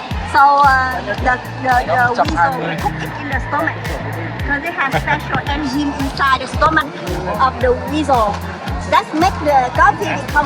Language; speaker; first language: English; non-native, learner; Vietnamese